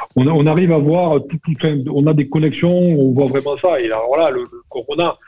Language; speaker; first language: French; native; French